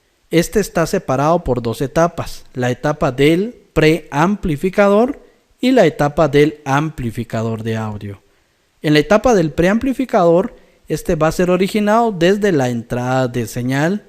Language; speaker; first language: Spanish; native; Spanish